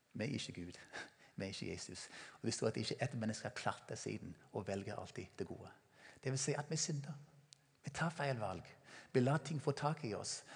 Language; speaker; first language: Norwegian; non-native, fluent; English